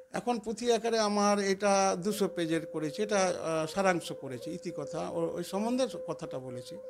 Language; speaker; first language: Bangla; non-native, local second language; Santali